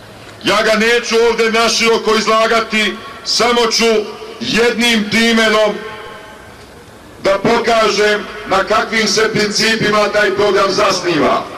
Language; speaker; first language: Bosnian; native; Bosnian